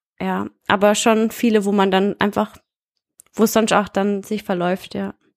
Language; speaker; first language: German; early bilingual, heritage; German